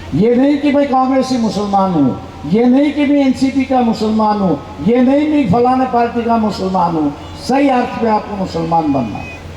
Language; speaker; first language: Hindi; non-native, local second language; Marathi